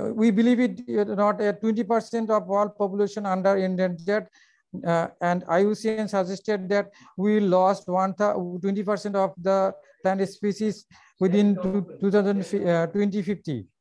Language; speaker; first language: English; non-native, local second language; Bangla